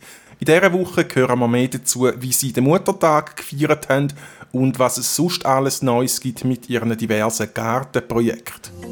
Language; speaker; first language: German; native; German